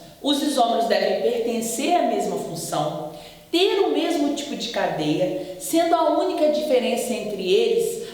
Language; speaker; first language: Portuguese; native; Portuguese